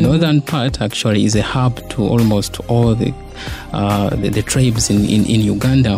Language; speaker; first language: English; non-native, local second language; Ganda